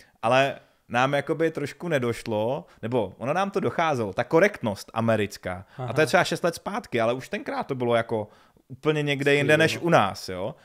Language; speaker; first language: Czech; native; Czech